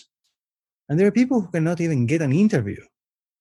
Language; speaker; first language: English; non-native, fluent; Spanish